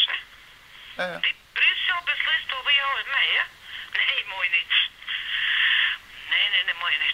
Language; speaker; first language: Dutch; non-native, learner; Serbian